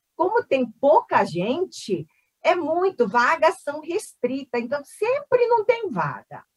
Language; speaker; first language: Portuguese; early bilingual, other home language; Korean